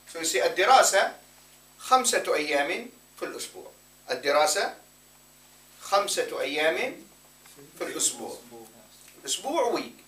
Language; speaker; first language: Arabic; non-native, fluent; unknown